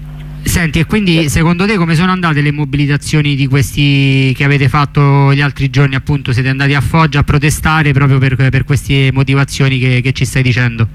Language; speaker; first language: Italian; native; Italian